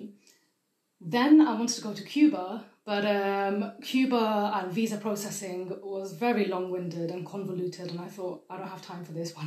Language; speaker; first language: English; non-native, fluent; German